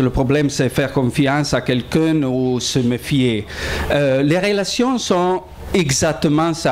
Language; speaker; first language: French; non-native, fluent; Italian